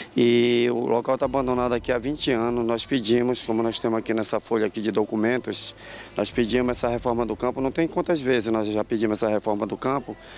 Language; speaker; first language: Portuguese; native; Portuguese